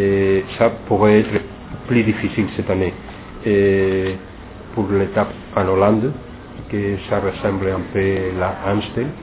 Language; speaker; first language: French; non-native, fluent; Spanish